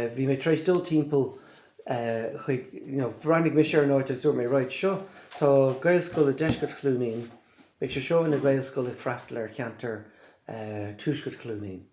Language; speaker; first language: Irish; native; Irish